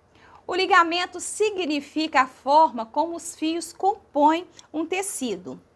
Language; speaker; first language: Portuguese; native; Portuguese